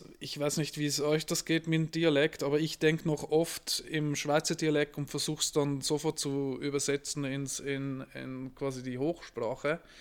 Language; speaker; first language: German; native; German